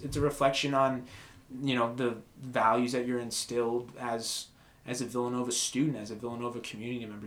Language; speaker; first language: English; native; English